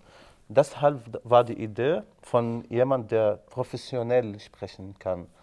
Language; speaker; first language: German; non-native, fluent; Arabic